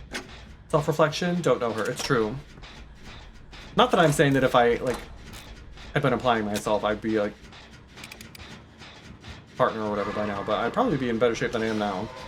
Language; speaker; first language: English; native; English